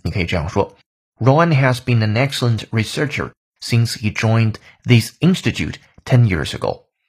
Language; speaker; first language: English; non-native, fluent; Chinese